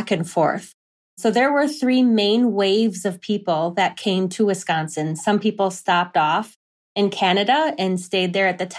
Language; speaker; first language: English; native; English